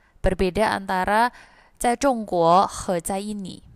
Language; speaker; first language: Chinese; non-native, fluent; Indonesian